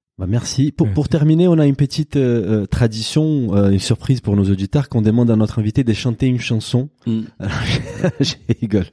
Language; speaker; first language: French; non-native, fluent; Portuguese